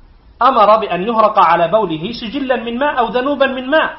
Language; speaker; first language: Arabic; native; Arabic